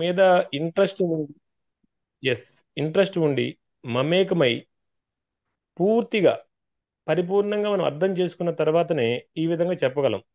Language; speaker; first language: Telugu; native; Telugu